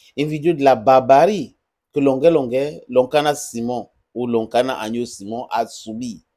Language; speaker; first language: French; non-native, local second language; English